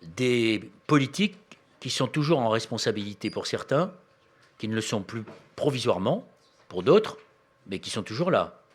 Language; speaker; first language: French; native; French